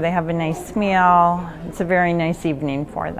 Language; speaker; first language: English; native; English